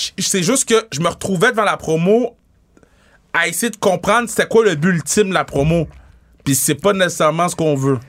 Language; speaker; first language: French; native; French